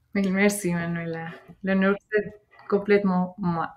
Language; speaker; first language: French; non-native, fluent; Spanish